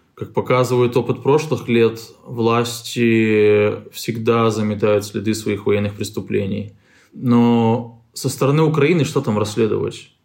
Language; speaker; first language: Russian; native; Russian